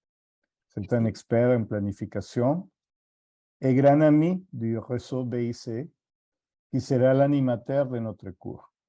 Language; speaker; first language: French; non-native, fluent; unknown